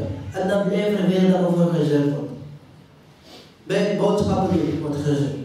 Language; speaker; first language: Dutch; non-native, fluent; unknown